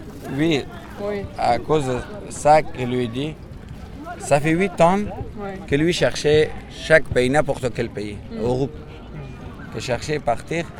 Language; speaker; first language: French; non-native, learner; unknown